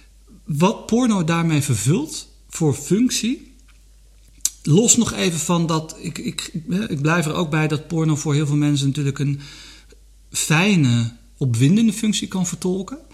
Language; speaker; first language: Dutch; native; Dutch